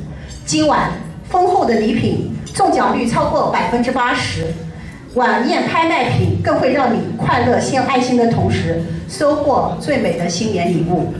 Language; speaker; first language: Chinese; native; Chinese